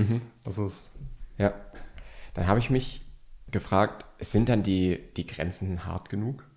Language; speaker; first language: German; native; German